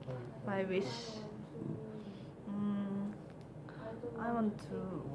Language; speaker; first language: English; non-native, learner; Korean